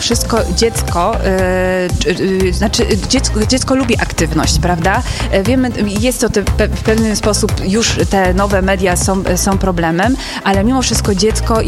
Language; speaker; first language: Polish; native; Polish